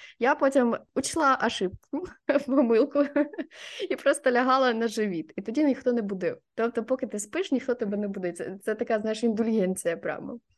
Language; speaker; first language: Ukrainian; non-native, local second language; Russian